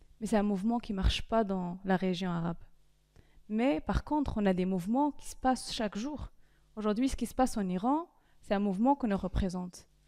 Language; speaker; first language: French; non-native, local second language; Arabic